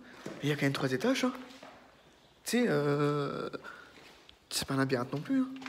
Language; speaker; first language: French; native; French